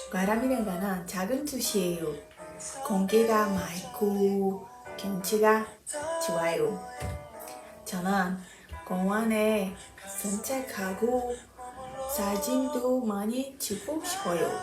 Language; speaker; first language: Korean; non-native, learner; Portuguese